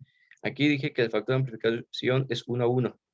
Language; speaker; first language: Spanish; native; Spanish